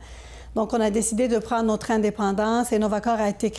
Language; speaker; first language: French; native; French